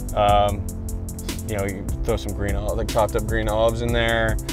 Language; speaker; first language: English; native; English